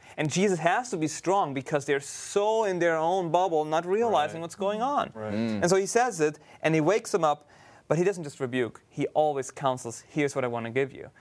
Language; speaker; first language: English; non-native, fluent; German